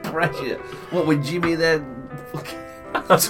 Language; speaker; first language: English; native; English